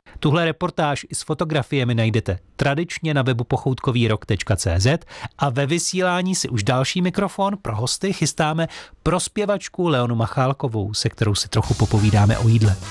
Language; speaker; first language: Czech; native; Czech